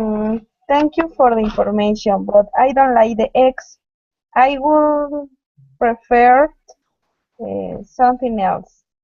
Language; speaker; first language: English; non-native, learner; Spanish